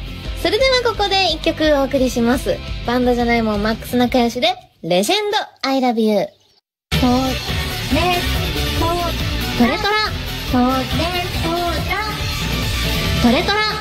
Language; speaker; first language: Japanese; native; Japanese